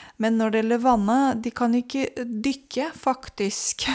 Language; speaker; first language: Norwegian; non-native, fluent; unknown